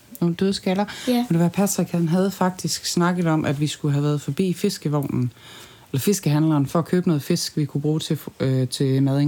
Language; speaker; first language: Danish; native; Danish